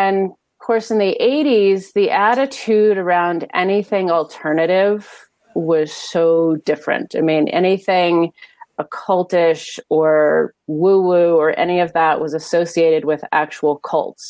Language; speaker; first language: English; native; English